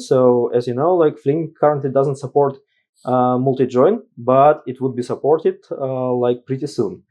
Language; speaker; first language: English; non-native, fluent; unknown